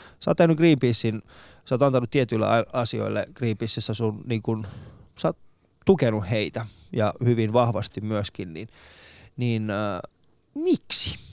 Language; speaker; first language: Finnish; early bilingual, other home language; Persian